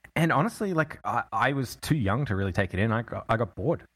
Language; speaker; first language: English; native; English